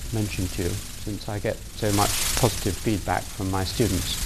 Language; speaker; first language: English; native; English